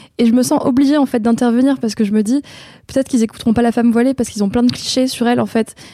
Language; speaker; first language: French; native; French